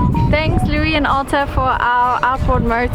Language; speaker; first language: English; native; English